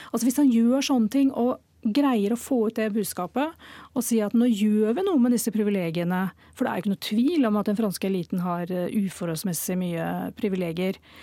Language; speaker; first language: Norwegian; native; Norwegian